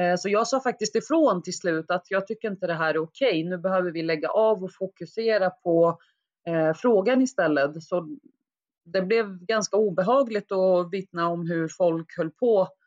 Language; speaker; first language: Swedish; early bilingual, other home language; Arabic